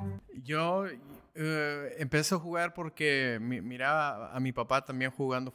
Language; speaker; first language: Spanish; early bilingual, heritage; Spanish